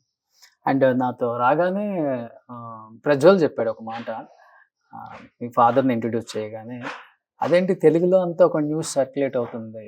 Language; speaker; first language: Telugu; native; Telugu